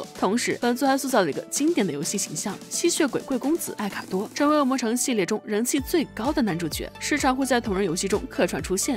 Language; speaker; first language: Chinese; native; Chinese